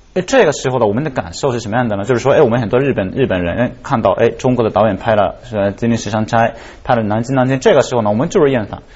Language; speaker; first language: Chinese; non-native, fluent; Japanese